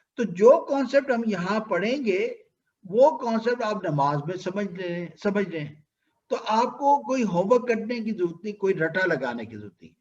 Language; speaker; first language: Urdu; native; Urdu